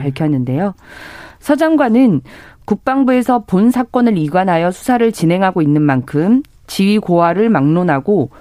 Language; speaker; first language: Korean; native; Korean